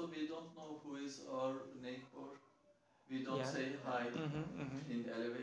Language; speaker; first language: English; non-native, learner; Turkish